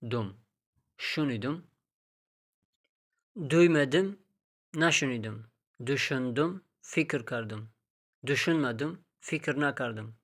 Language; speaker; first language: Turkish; non-native, fluent; Tajik